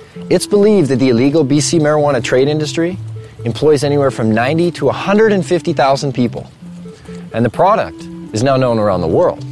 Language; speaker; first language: English; native; English